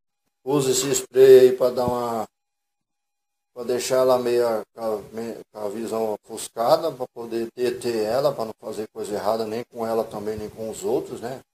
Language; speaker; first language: Portuguese; native; Portuguese